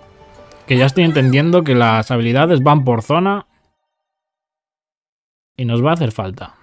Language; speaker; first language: Spanish; native; Spanish